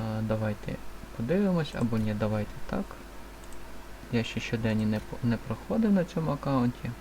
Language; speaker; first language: Ukrainian; native; Ukrainian